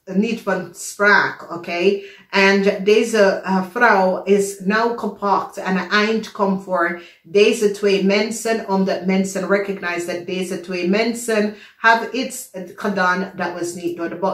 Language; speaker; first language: Dutch; non-native, learner; English